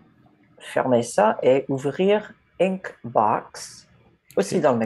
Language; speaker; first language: French; non-native, fluent; English